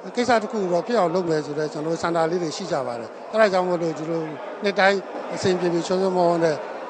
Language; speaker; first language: Burmese; native; Burmese